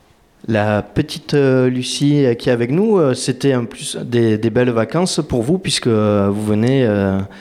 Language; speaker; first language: French; native; French